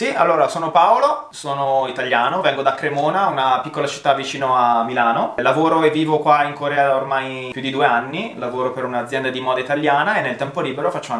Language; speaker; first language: Italian; native; Italian